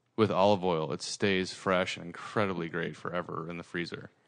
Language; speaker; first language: English; early bilingual, other home language; Italian